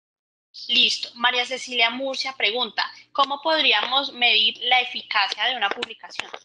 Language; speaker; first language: Spanish; native; Spanish